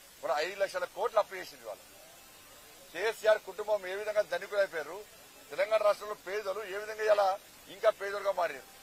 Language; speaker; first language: Telugu; native; Telugu